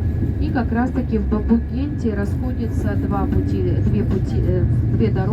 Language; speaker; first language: Russian; native; Russian